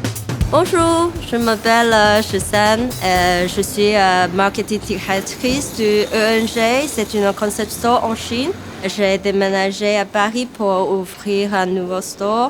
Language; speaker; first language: French; non-native, learner; Chinese